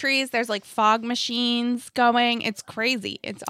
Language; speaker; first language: English; native; English